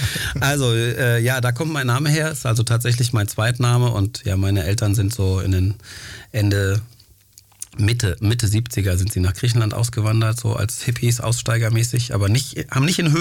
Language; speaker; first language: German; early bilingual, other home language; Greek